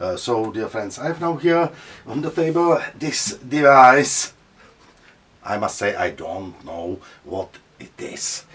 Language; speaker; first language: English; non-native, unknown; Czech